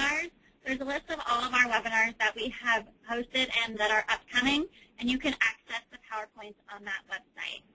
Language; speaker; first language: English; native; English